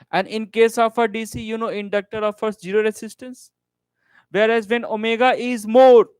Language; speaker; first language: English; non-native, local second language; Hindi